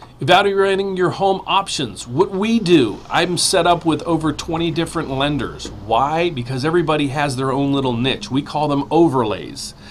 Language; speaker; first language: English; native; English